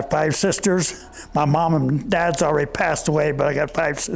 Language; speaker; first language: English; native; English